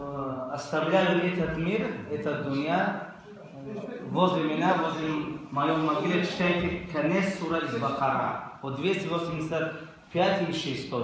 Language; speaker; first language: Russian; non-native, local second language; Tajik